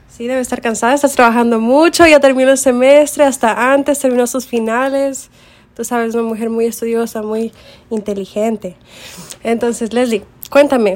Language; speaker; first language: Spanish; early bilingual, heritage; Spanish